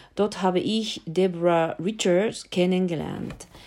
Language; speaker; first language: German; non-native, fluent; Japanese